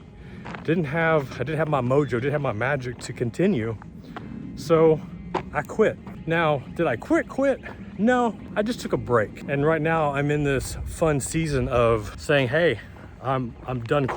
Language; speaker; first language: English; native; English